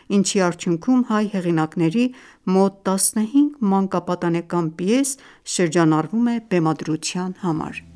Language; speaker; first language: Armenian; native; Armenian